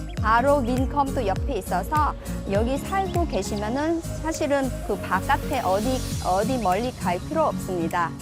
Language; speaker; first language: Korean; non-native, fluent; Vietnamese